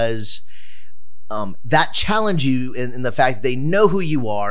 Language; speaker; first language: English; native; English